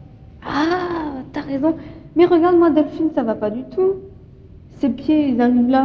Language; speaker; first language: French; native; French